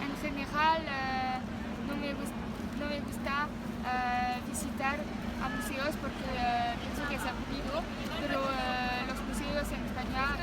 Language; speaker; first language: Spanish; non-native, learner; French